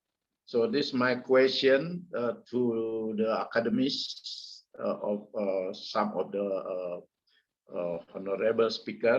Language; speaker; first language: English; non-native, fluent; Indonesian